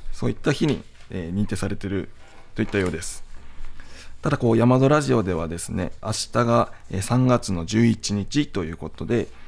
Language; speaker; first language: Japanese; native; Japanese